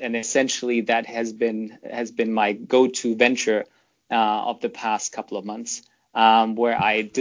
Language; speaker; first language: English; non-native, fluent; German